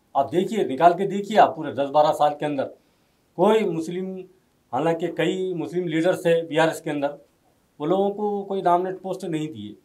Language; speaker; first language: Hindi; non-native, local second language; Urdu